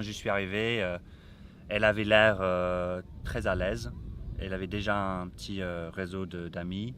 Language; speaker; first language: French; non-native, fluent; English